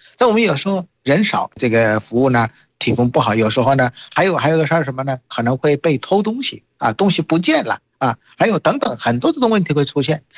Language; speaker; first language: Chinese; non-native, fluent; Bangla